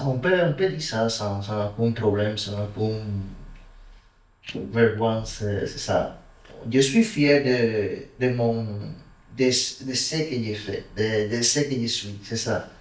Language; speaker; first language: French; non-native, learner; Spanish